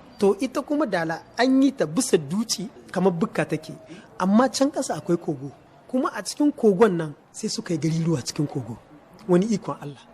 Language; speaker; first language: Hausa; native; Hausa